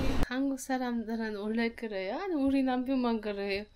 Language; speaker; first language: Korean; non-native, fluent; Uzbek